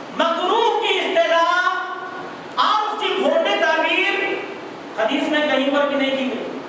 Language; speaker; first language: Urdu; native; Urdu